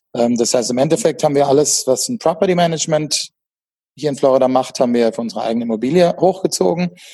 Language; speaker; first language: German; native; German